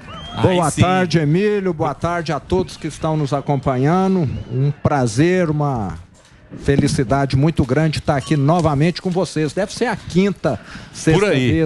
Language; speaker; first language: Portuguese; native; Portuguese